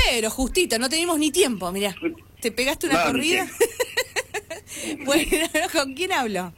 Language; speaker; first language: Spanish; native; Spanish